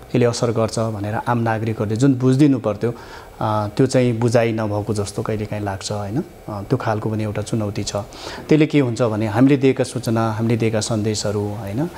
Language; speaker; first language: Nepali; native; Nepali